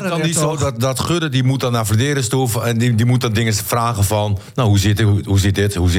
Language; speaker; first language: Dutch; native; Dutch